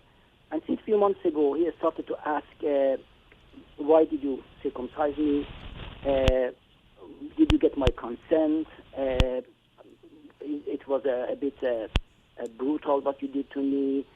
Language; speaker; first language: English; non-native, fluent; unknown